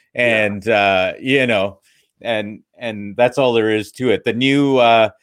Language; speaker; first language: English; early bilingual, other home language; Hindi